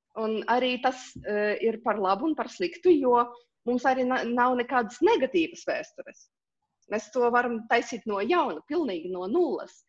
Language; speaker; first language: Latvian; non-native, local second language; Russian